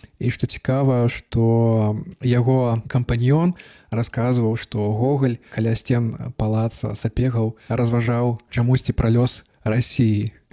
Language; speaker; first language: Belarusian; native; Belarusian